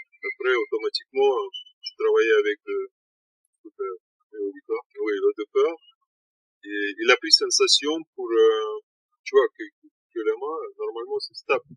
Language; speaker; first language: French; non-native, learner; Russian